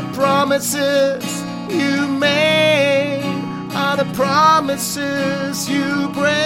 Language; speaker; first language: English; non-native, fluent; Swedish